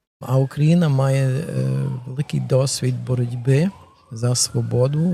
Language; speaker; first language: Ukrainian; early bilingual, heritage; Ukrainian